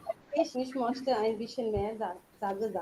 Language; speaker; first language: German; non-native, learner; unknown